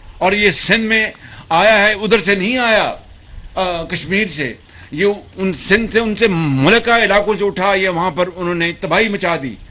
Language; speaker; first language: Urdu; non-native, local second language; Punjabi